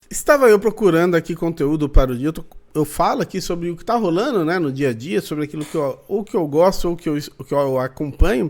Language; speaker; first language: Portuguese; native; Portuguese